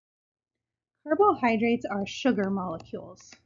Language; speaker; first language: English; native; English